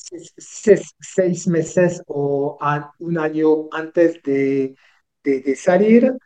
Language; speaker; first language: Spanish; non-native, learner; French